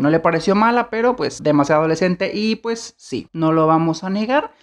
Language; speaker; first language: Spanish; native; Spanish